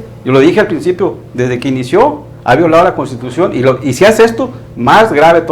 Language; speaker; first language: Spanish; native; Spanish